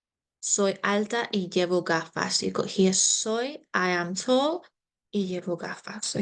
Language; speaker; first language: Spanish; non-native, fluent; English